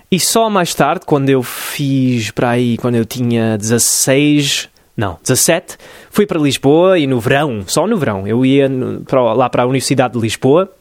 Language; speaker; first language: Portuguese; early bilingual, other home language; English